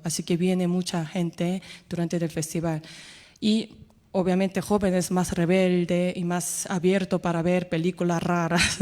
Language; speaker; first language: Spanish; non-native, fluent; Korean